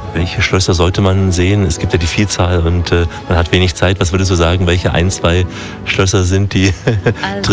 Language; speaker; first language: German; native; German